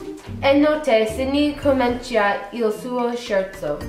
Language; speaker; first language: Italian; non-native, learner; English